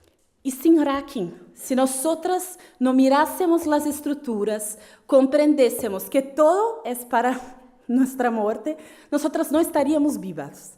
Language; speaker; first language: Spanish; non-native, fluent; Portuguese